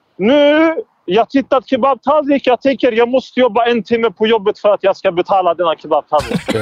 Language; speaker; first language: Swedish; non-native, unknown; Turkish